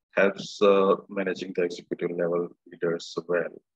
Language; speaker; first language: English; non-native, local second language; Gujarati